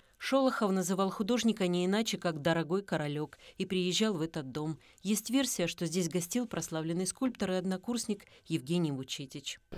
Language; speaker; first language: Russian; native; Russian